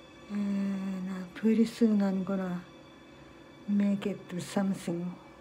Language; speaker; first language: English; non-native, fluent; Japanese